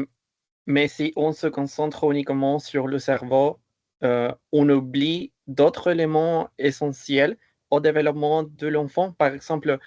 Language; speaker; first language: French; non-native, fluent; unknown